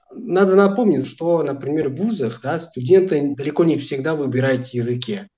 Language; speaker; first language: Russian; non-native, fluent; Portuguese